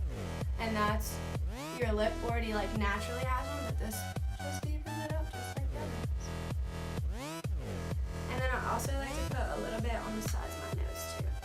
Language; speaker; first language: English; native; English